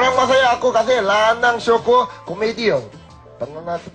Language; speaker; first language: Filipino; non-native, learner; Korean